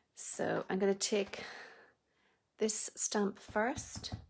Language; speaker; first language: English; native; English